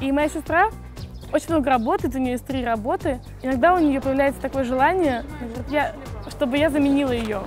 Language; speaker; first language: Russian; native; Russian